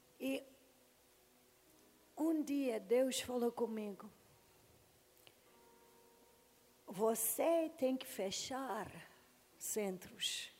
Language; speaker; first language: Portuguese; non-native, learner; English